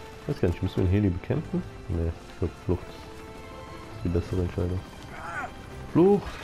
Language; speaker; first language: German; native; German